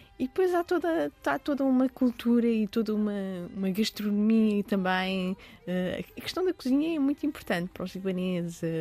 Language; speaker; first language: Portuguese; early bilingual, other home language; Arabic